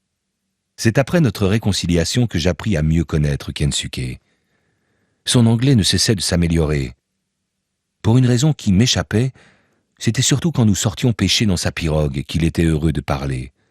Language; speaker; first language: French; native; French